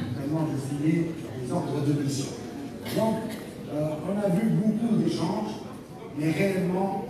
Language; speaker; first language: French; non-native, local second language; Arabic